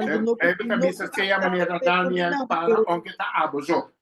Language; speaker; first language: Portuguese; non-native, learner; Papiamento